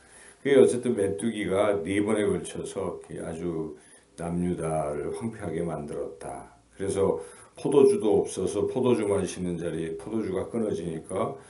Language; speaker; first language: Korean; native; Korean